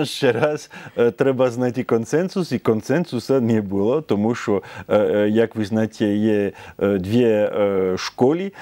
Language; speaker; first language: Ukrainian; non-native, fluent; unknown